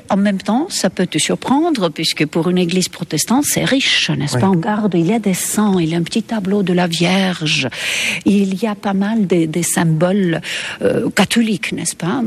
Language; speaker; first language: French; non-native, fluent; Estonian